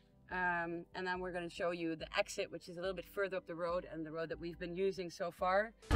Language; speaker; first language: English; non-native, fluent; Dutch